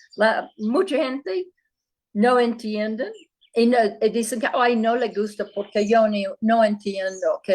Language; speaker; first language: Spanish; non-native, fluent; English